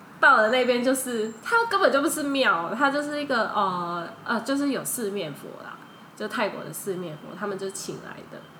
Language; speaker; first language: Chinese; early bilingual, heritage; Chinese